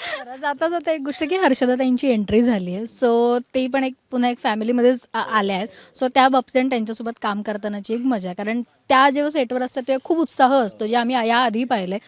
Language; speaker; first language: Marathi; native; Marathi